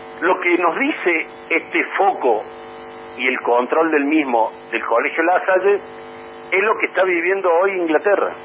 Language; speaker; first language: Spanish; native; Spanish